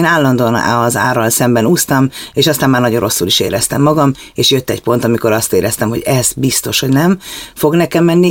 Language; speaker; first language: Hungarian; native; Hungarian